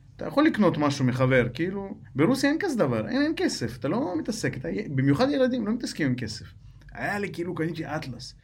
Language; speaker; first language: Hebrew; non-native, fluent; Russian